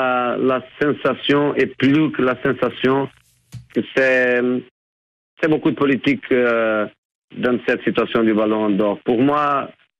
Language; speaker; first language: French; non-native, fluent; Portuguese